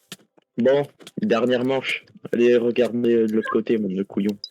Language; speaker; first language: French; native; French